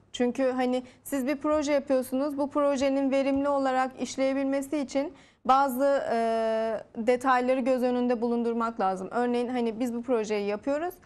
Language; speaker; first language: Turkish; native; Turkish